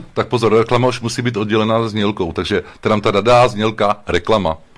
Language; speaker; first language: Czech; native; Czech